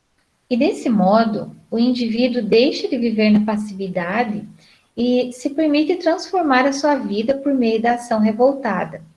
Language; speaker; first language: Portuguese; native; Portuguese